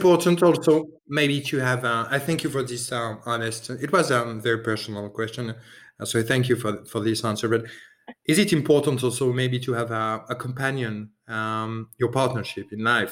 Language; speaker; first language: English; non-native, fluent; French